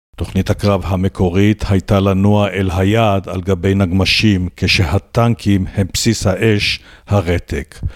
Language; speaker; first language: Hebrew; native; Hebrew